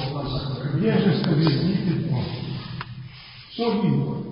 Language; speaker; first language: Russian; non-native, fluent; Polish